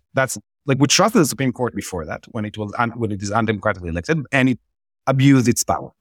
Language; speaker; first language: English; non-native, fluent; Hebrew